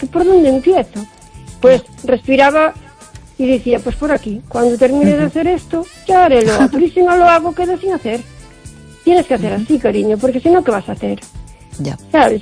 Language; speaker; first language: Spanish; native; Spanish